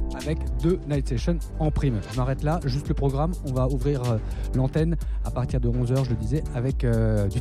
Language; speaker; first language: French; native; French